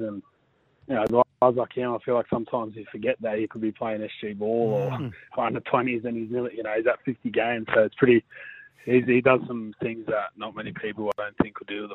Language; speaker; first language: English; native; English